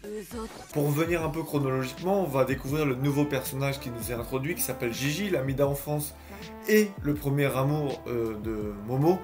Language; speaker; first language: French; native; French